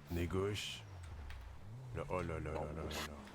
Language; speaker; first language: French; native; French